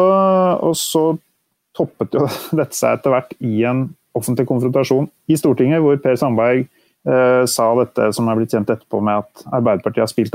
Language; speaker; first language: Norwegian; native; Norwegian